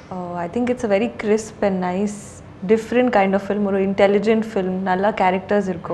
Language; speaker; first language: Tamil; non-native, learner; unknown